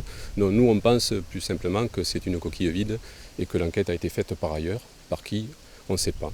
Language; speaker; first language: French; native; French